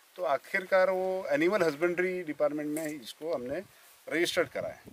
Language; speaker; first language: Hindi; non-native, local second language; Marathi